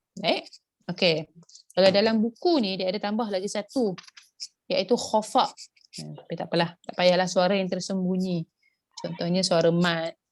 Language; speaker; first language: Malay; native; Malay